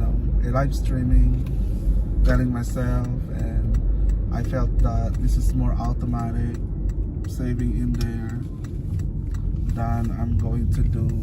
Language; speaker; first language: English; non-native, local second language; Filipino